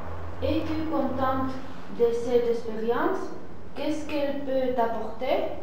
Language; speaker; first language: French; non-native, learner; Spanish